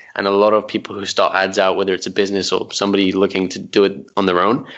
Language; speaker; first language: English; early bilingual, other home language; Arabic